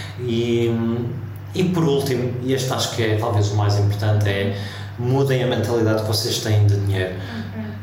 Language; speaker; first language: Portuguese; early bilingual, heritage; Portuguese